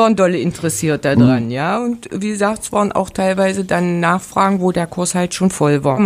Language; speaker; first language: German; native; German